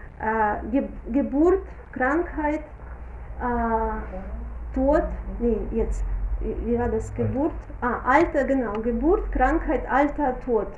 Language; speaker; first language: German; non-native, fluent; Russian